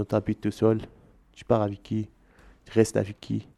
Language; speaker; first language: French; non-native, learner; Arabic